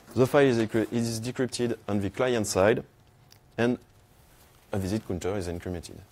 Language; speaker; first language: English; non-native, fluent; French